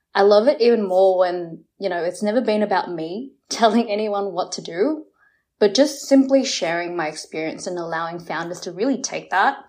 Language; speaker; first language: English; early bilingual, other home language; Vietnamese